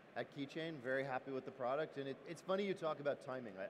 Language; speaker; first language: English; native; English